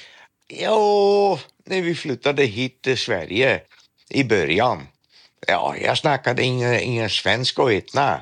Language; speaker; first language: Swedish; non-native, learner; Dutch